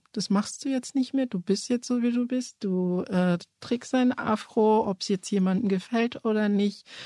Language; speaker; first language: German; early bilingual, other home language; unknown